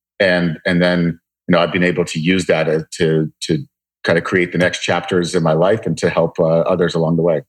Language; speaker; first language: English; early bilingual, other home language; Russian